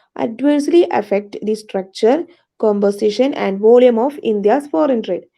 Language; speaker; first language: English; non-native, local second language; Malayalam